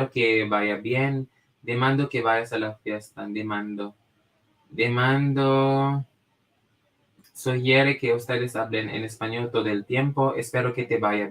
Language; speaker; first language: Spanish; non-native, fluent; Filipino